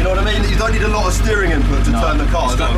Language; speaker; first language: English; native; English